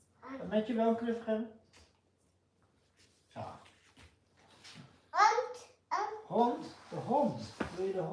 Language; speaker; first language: Dutch; non-native, fluent; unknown